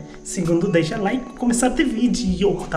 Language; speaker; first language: Portuguese; non-native, learner; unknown